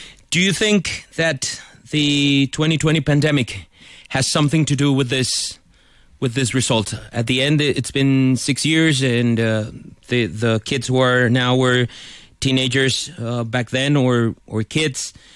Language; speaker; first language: English; non-native, fluent; Spanish